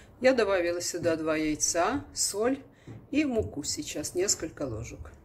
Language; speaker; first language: Russian; native; Russian